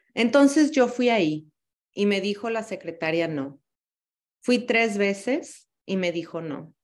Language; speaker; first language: Spanish; early bilingual, heritage; Spanish